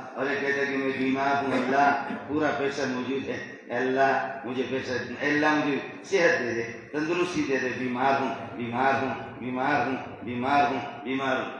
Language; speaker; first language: Urdu; non-native, local second language; Brahui